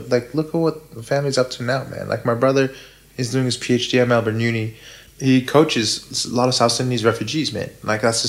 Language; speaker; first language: English; native; English